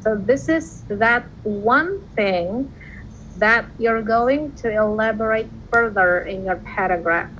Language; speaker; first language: English; non-native, fluent; Indonesian